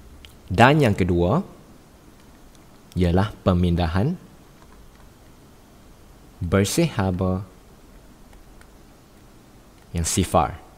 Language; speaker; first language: Malay; native; Malay